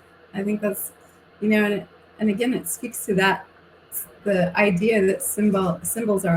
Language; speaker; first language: English; native; English